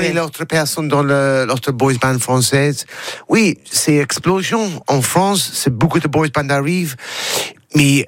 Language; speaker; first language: French; non-native, learner; English